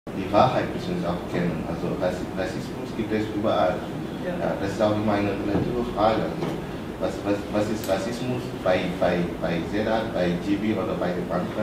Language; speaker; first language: German; non-native, fluent; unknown